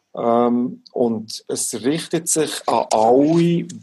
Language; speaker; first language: German; native; German